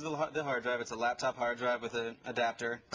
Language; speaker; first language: English; native; English